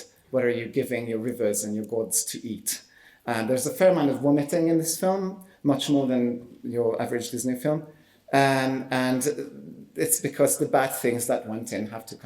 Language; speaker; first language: English; non-native, fluent; Hungarian